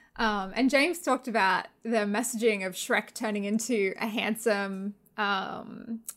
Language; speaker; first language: English; native; English